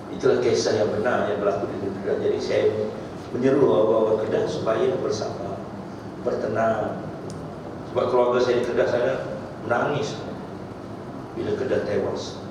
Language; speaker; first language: Malay; native; Malay